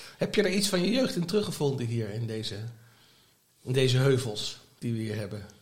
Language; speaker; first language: Dutch; native; Dutch